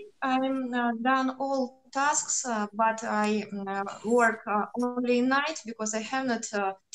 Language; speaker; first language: English; non-native, learner; Russian